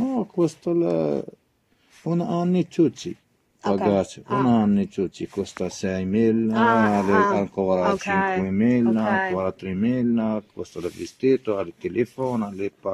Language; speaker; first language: Italian; non-native, learner; Arabic